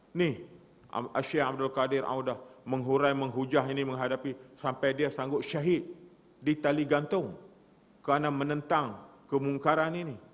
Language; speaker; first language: Malay; native; Malay